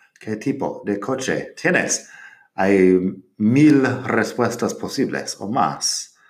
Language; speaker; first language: Spanish; non-native, fluent; English